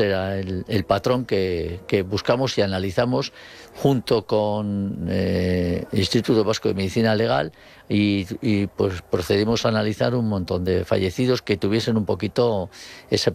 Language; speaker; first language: Spanish; native; Spanish